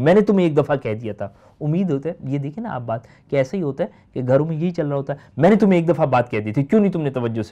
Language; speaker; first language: Urdu; native; Urdu